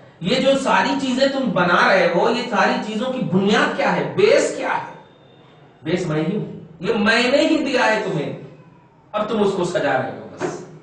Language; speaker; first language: Urdu; native; Urdu